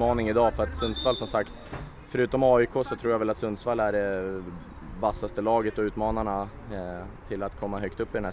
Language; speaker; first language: Swedish; native; Swedish